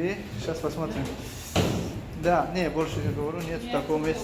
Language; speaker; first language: Russian; non-native, local second language; Tajik